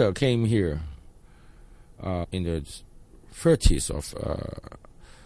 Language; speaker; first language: English; non-native, local second language; Cantonese